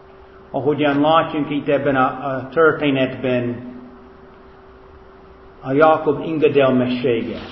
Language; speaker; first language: Hungarian; non-native, fluent; English